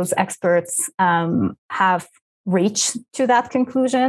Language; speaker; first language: English; non-native, fluent; Arabic